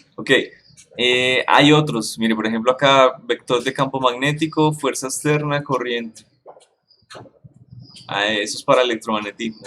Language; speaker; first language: Spanish; native; Spanish